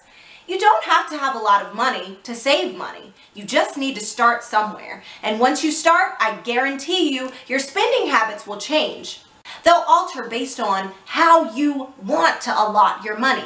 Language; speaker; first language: English; native; English